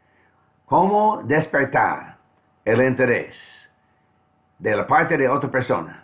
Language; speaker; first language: Spanish; non-native, fluent; English